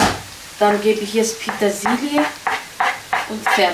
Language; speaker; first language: German; non-native, learner; Kurdish